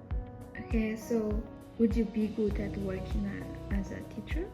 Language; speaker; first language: English; non-native, learner; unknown